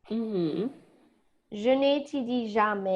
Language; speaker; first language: French; non-native, fluent; English